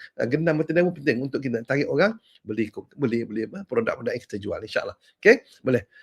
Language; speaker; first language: Malay; native; Malay